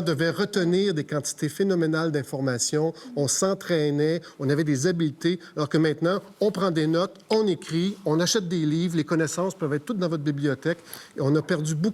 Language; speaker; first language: French; native; French